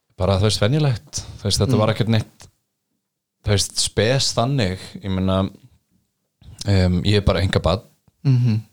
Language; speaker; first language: Icelandic; early bilingual, heritage; English